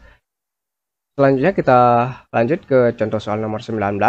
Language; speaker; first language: Indonesian; native; Indonesian